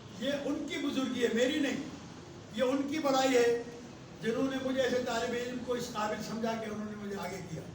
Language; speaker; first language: Urdu; non-native, local second language; Sindhi